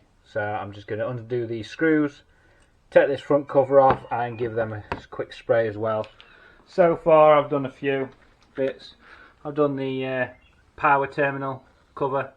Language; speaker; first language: English; native; English